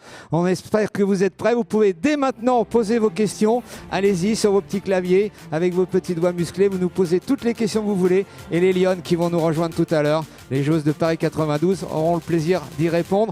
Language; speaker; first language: French; native; French